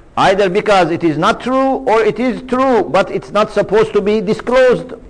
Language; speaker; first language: English; non-native, fluent; Persian